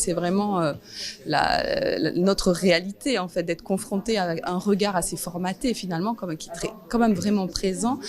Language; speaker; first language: French; native; French